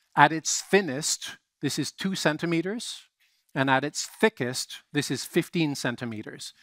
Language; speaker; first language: English; native; English